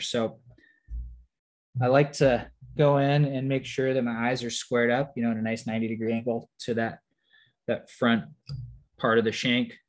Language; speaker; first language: English; native; English